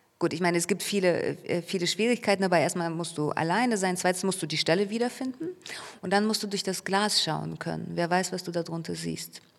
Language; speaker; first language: German; early bilingual, other home language; Russian